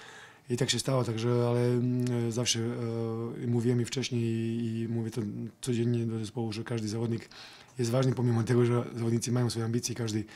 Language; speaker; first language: Polish; non-native, fluent; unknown